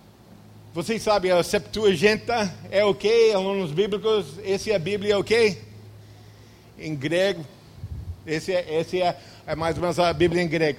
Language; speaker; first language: Portuguese; non-native, fluent; English